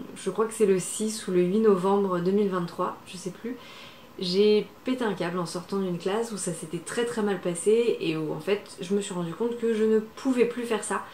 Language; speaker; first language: French; native; French